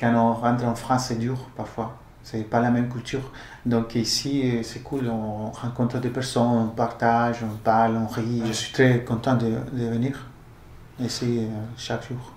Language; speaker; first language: French; non-native, fluent; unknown